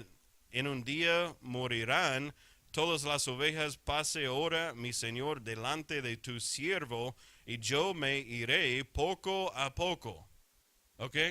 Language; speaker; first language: Spanish; non-native, fluent; English